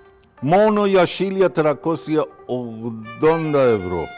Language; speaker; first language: Greek; non-native, learner; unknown